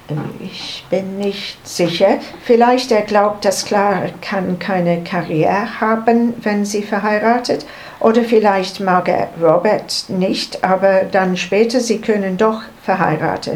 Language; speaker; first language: German; non-native, learner; English